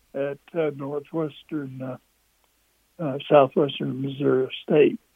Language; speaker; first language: English; native; English